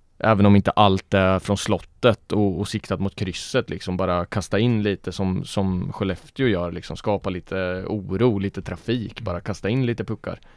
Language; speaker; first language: Swedish; native; Swedish